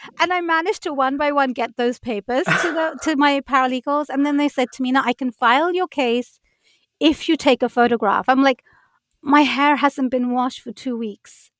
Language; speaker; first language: English; native; English